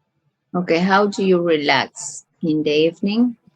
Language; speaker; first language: English; non-native, fluent; Spanish